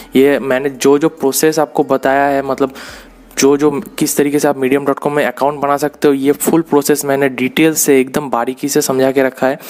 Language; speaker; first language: Hindi; non-native, local second language; Bangla